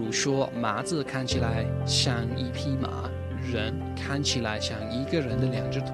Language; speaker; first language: Chinese; non-native, fluent; English